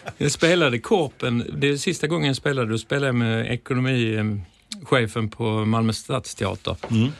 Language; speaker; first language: Swedish; native; Swedish